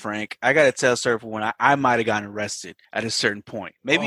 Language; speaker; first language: English; native; English